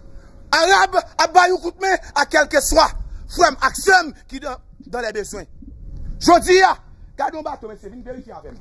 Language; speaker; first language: French; non-native, local second language; Haitian Creole